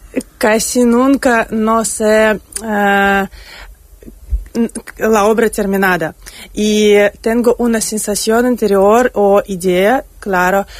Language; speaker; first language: Spanish; non-native, learner; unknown